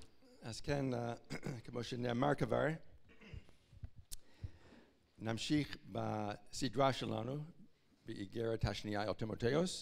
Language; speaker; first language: Hebrew; non-native, fluent; English